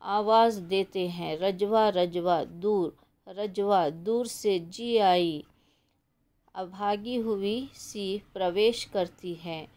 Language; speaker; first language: Hindi; non-native, local second language; Kannada